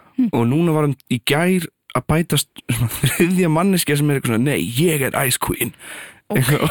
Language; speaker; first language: Icelandic; early bilingual, other home language; Portuguese